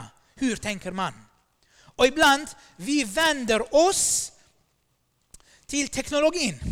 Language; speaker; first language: Swedish; non-native, fluent; Armenian